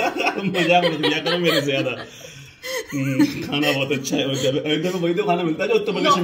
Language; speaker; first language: Hindi; native; Hindi